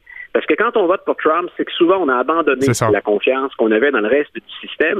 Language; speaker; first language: French; native; French